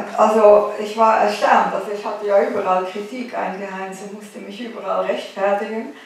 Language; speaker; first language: German; native; German